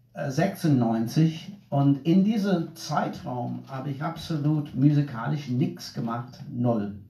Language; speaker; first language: German; non-native, fluent; English